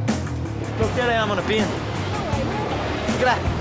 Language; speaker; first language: English; native; English